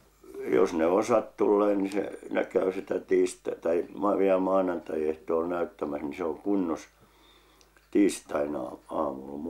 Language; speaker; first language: Finnish; native; Finnish